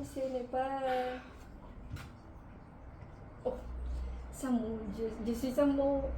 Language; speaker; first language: French; non-native, learner; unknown